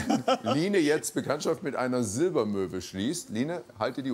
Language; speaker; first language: German; native; German